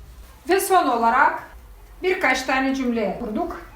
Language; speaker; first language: Turkish; non-native, fluent; Russian